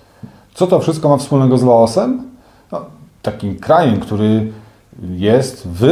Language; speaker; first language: Polish; native; Polish